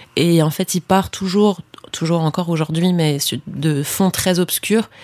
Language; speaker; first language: French; native; French